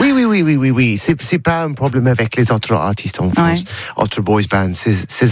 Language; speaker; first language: French; non-native, learner; English